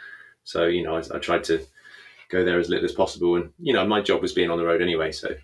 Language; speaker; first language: English; native; English